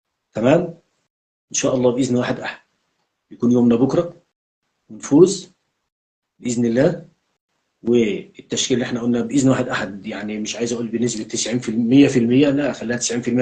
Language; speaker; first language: Arabic; native; Arabic